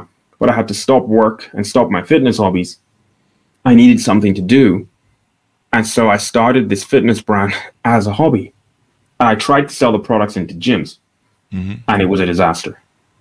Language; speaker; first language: English; native; English